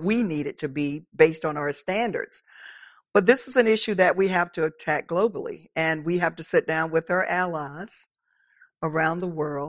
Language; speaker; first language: English; native; English